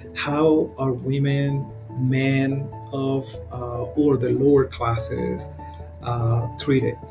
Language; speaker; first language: English; non-native, fluent; Spanish